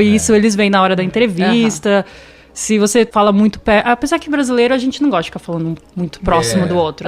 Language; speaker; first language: Portuguese; native; Portuguese